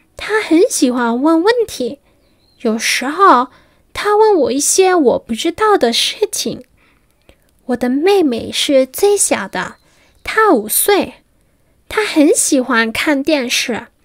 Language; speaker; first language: Chinese; non-native, fluent; Spanish